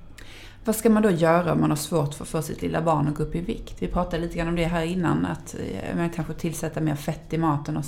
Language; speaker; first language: Swedish; native; Swedish